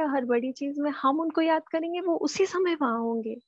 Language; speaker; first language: Hindi; native; Hindi